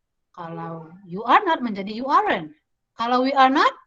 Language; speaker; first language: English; non-native, fluent; Indonesian